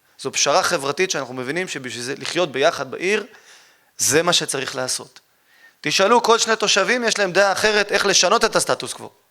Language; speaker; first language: Hebrew; native; Hebrew